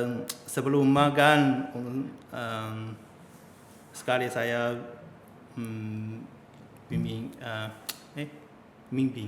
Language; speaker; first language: Indonesian; non-native, learner; Chinese